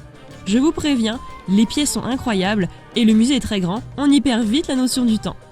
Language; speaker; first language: French; native; French